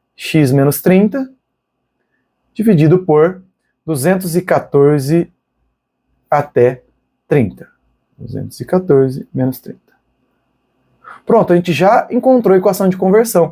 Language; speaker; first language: Portuguese; native; Portuguese